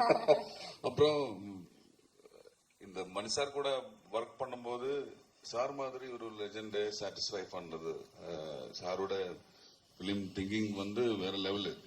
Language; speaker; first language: Tamil; non-native, learner; Malayalam